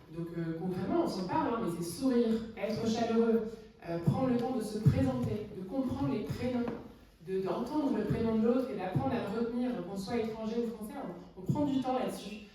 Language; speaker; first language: French; native; French